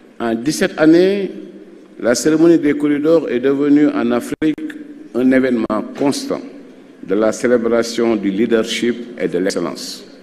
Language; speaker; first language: French; non-native, local second language; Wolof